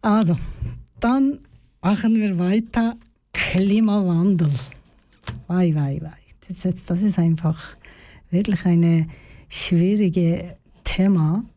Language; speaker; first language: German; non-native, learner; Turkish